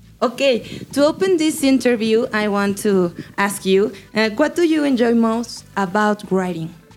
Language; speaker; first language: English; non-native, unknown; Spanish